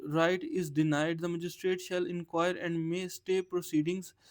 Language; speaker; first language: English; non-native, local second language; Urdu